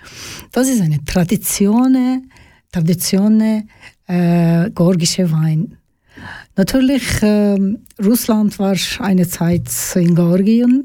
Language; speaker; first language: German; non-native, learner; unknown